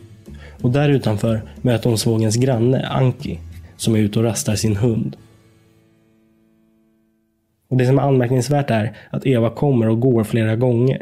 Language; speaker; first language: Swedish; native; Swedish